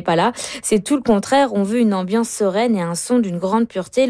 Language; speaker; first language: French; native; French